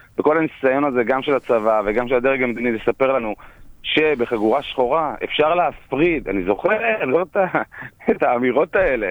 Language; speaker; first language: Hebrew; native; Hebrew